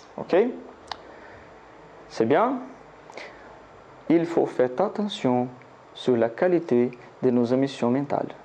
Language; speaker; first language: French; non-native, learner; Portuguese